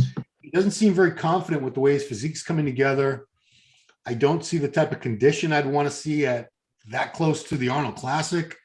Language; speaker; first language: English; native; English